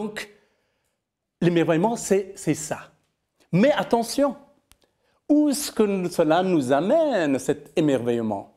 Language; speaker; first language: French; non-native, fluent; Persian